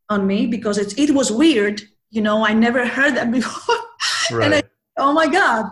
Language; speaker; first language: English; non-native, fluent; Greek